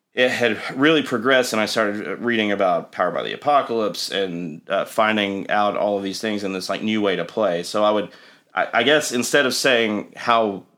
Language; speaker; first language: English; native; English